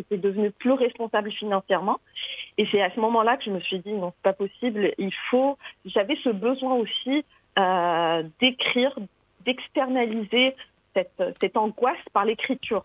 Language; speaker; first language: French; non-native, local second language; Arabic